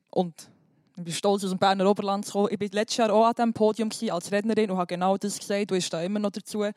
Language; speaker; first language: German; early bilingual, other home language; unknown